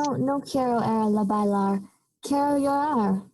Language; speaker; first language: Spanish; non-native, learner; English